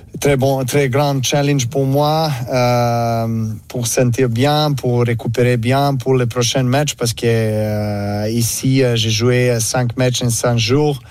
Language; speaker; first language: French; non-native, learner; Serbian